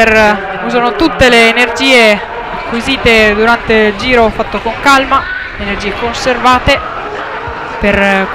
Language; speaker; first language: Italian; native; Italian